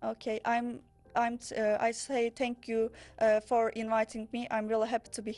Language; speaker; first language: English; non-native, learner; Turkish